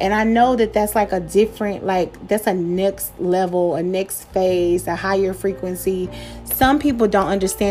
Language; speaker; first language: English; native; English